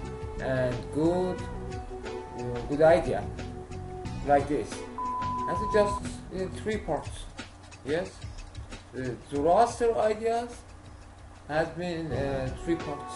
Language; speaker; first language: English; non-native, learner; Persian